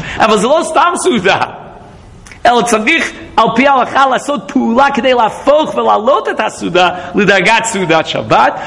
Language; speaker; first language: Hebrew; non-native, fluent; English